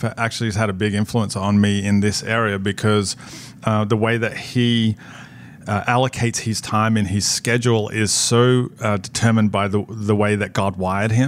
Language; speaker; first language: English; native; English